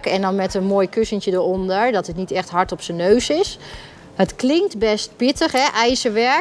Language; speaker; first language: Dutch; native; Dutch